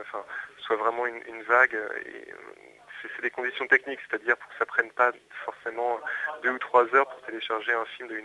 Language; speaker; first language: French; native; French